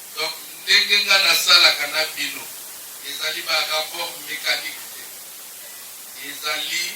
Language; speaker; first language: Lingala; native; Lingala